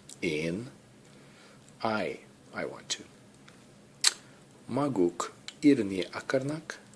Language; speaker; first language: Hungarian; non-native, learner; English